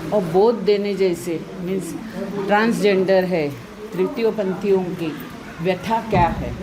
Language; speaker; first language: Hindi; non-native, local second language; Marathi